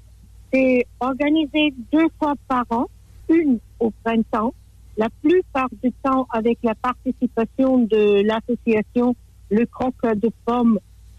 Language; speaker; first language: French; non-native, fluent; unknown